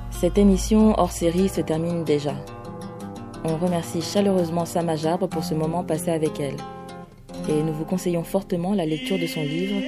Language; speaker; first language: French; native; French